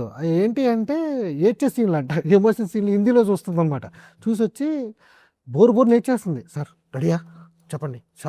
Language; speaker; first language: Telugu; native; Telugu